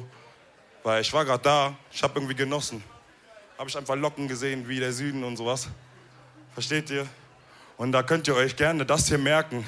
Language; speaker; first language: German; early bilingual, other home language; Wolof